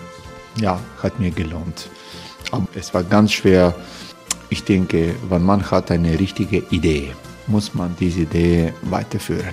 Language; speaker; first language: German; non-native, fluent; Croatian